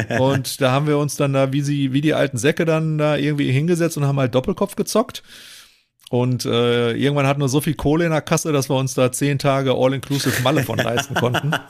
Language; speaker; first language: German; early bilingual, other home language; Turkish